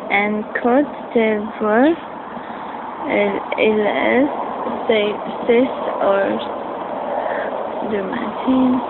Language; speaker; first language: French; non-native, learner; English